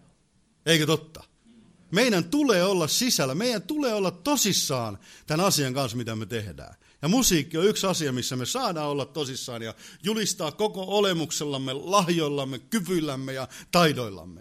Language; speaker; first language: Finnish; native; Finnish